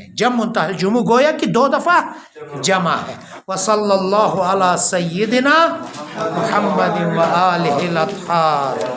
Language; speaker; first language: Urdu; non-native, local second language; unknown